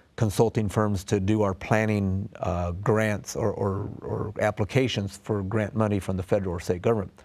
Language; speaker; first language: English; native; English